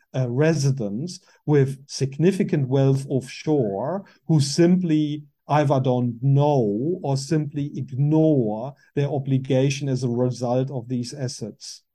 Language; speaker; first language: English; non-native, fluent; German